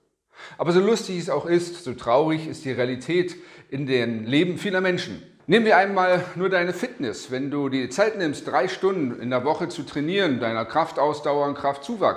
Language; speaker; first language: German; native; German